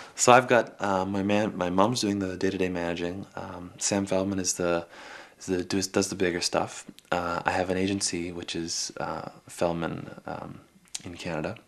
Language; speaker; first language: English; native; English